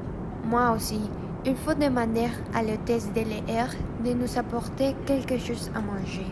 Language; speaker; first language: French; non-native, learner; Spanish